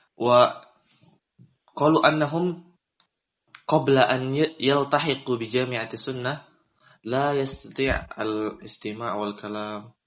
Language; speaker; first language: Arabic; non-native, learner; Indonesian